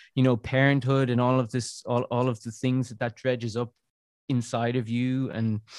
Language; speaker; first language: English; native; English